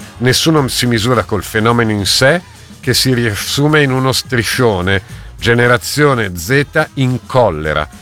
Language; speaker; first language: Italian; native; Italian